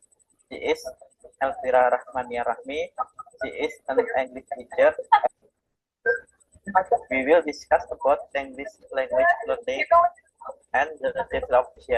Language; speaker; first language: English; non-native, learner; Indonesian